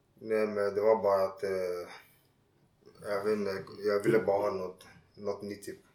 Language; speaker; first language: Swedish; early bilingual, other home language; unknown